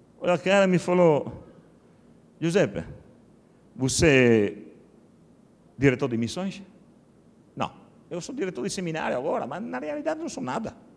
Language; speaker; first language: Portuguese; non-native, fluent; Italian